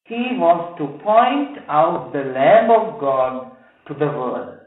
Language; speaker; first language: English; non-native, local second language; Sinhala